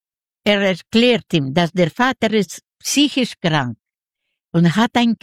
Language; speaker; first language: German; non-native, learner; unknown